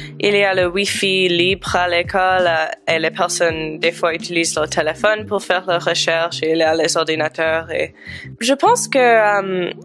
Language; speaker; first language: French; non-native, fluent; English